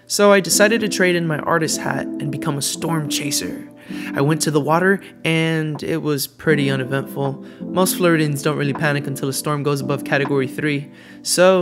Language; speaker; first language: English; native; English